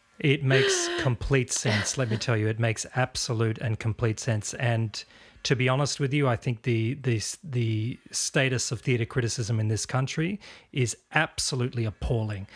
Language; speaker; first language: English; native; English